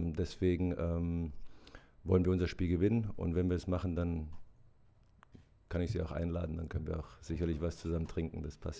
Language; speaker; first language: German; native; German